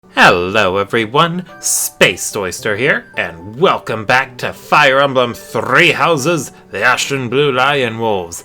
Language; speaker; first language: English; native; English